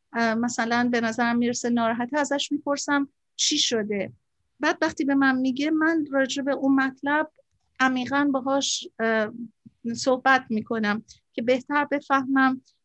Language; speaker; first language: Persian; native; Persian